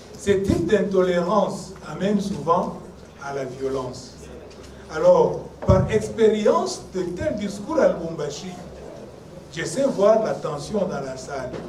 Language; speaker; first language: French; non-native, local second language; Swahili